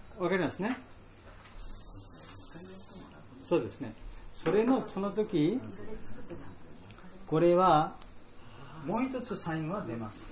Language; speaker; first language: Japanese; non-native, learner; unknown